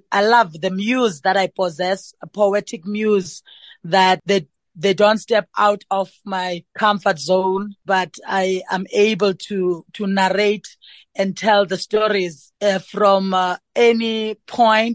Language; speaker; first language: English; non-native, local second language; Xhosa